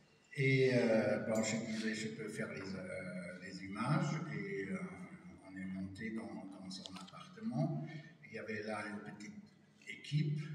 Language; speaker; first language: French; non-native, fluent; German